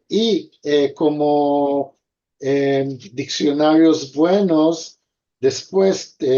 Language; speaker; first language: Spanish; early bilingual, heritage; Ladino